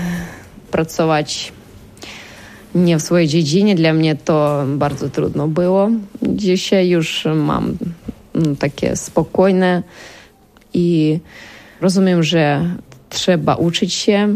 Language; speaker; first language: Polish; non-native, learner; Ukrainian